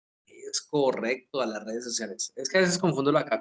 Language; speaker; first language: Spanish; native; Spanish